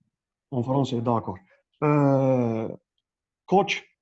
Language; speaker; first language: French; non-native, local second language; Arabic